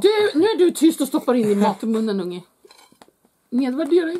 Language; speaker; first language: Swedish; native; Swedish